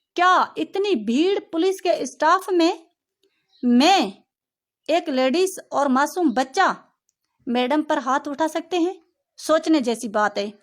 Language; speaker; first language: Urdu; non-native, local second language; Sindhi